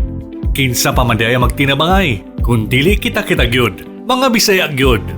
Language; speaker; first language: Cebuano; native; Cebuano